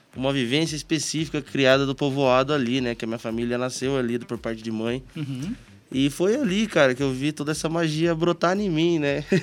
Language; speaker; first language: Portuguese; native; Portuguese